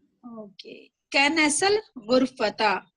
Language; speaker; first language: Arabic; non-native, learner; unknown